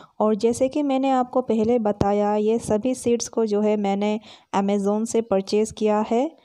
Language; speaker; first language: Hindi; native; Hindi